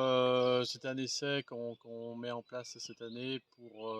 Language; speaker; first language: French; native; French